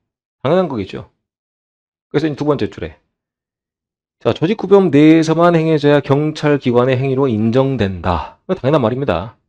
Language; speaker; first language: Korean; native; Korean